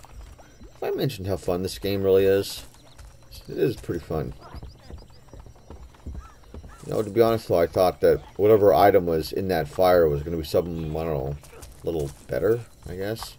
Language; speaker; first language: English; native; English